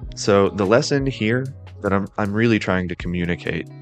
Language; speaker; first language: English; native; English